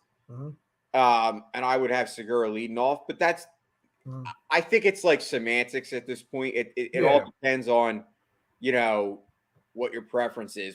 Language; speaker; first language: English; native; English